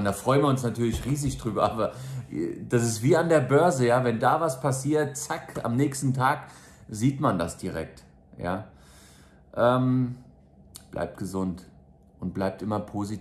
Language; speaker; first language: German; native; German